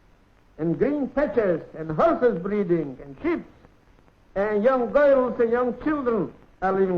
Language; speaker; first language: English; non-native, fluent; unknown